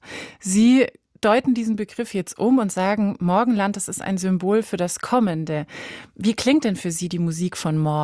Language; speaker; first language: German; native; German